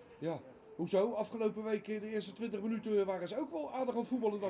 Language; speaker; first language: Dutch; native; Dutch